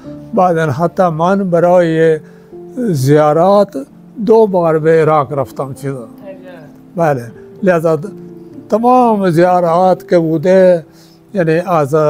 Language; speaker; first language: Persian; non-native, fluent; Punjabi